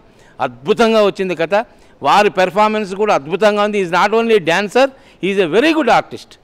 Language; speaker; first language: Telugu; native; Telugu